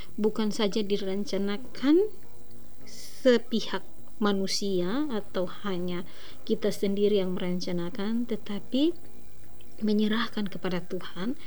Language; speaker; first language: Indonesian; native; Indonesian